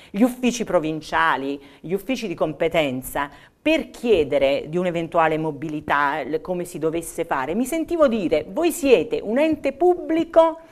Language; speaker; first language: Italian; native; Italian